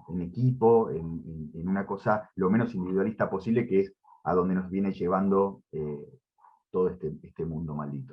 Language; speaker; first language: Spanish; native; Spanish